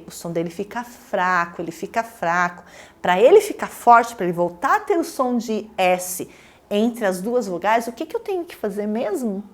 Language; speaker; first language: Portuguese; native; Portuguese